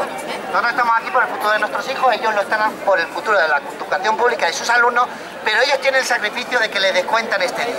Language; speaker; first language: Spanish; native; Spanish